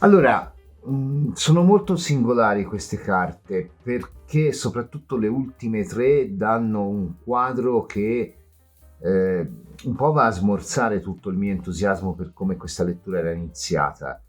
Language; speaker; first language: Italian; native; Italian